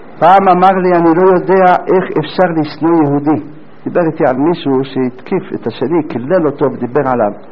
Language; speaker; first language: Hebrew; native; Hebrew